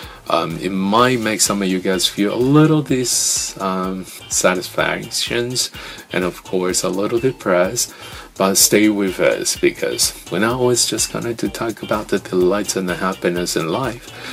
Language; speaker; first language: English; non-native, fluent; Chinese